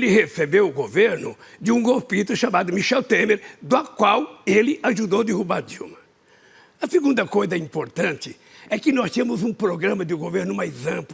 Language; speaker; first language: Portuguese; native; Portuguese